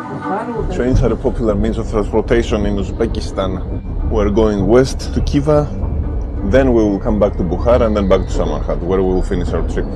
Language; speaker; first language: English; non-native, fluent; Greek